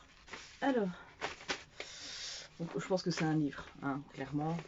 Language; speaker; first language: French; native; French